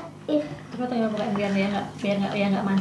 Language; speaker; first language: Indonesian; native; Indonesian